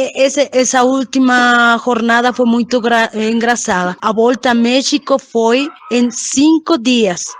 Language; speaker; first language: Portuguese; non-native, learner; Spanish